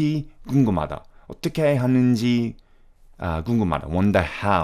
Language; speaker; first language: Korean; non-native, fluent; English